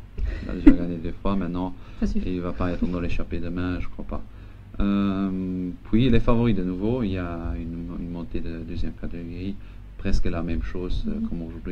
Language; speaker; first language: French; non-native, local second language; Luxembourgish